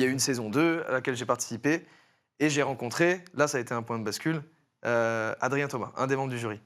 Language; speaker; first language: French; native; French